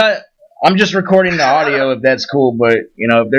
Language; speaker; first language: English; native; English